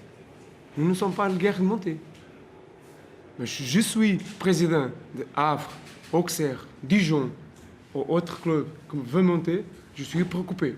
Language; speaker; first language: French; non-native, learner; Portuguese